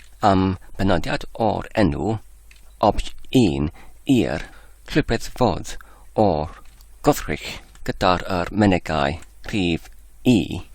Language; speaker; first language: Welsh; non-native, fluent; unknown